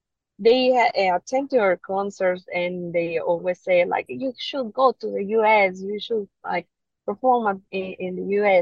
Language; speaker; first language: English; non-native, fluent; Spanish